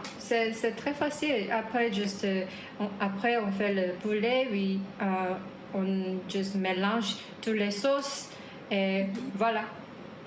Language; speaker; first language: French; non-native, learner; Korean